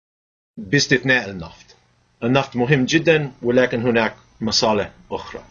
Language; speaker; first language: Arabic; non-native, fluent; English